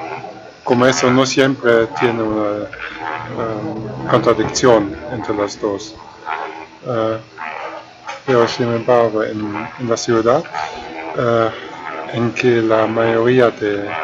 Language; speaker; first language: Spanish; non-native, fluent; German